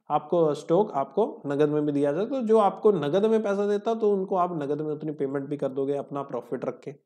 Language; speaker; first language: Hindi; native; Hindi